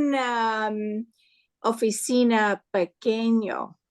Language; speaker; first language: Spanish; non-native, learner; English